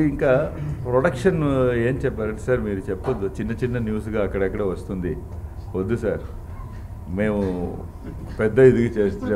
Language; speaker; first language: Telugu; non-native, learner; Tamil